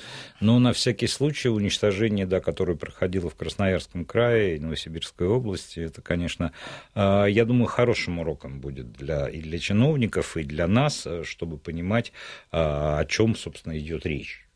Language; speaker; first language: Russian; native; Russian